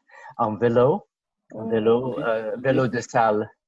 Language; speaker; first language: French; non-native, fluent; English